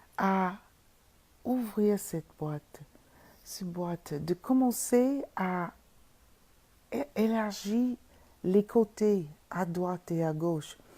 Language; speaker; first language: French; non-native, fluent; English